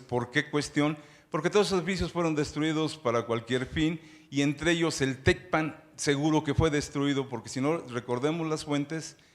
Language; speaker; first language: Spanish; native; Spanish